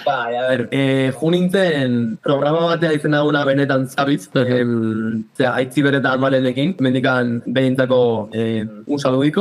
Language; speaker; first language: Basque; native; Basque